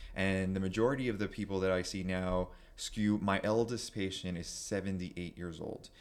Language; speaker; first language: English; native; English